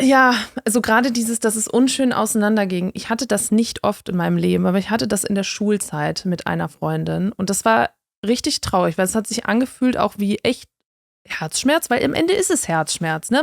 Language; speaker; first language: German; native; German